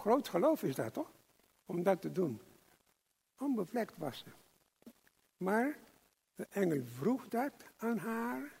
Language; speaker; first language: Dutch; non-native, local second language; English